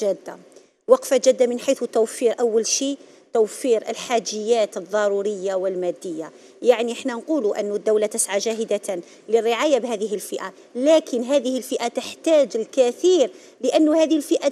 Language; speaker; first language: Arabic; native; Arabic